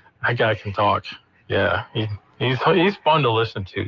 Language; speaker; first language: English; native; English